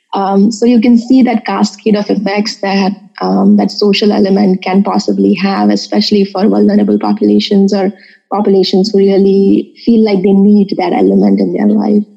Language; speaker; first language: English; non-native, local second language; Marathi